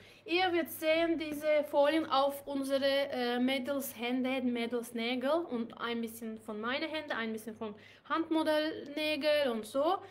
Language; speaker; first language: German; non-native, learner; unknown